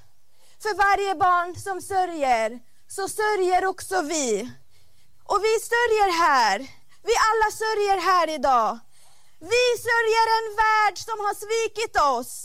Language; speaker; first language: Swedish; non-native, fluent; Arabic